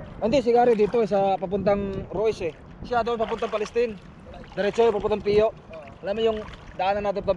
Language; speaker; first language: Filipino; native; Filipino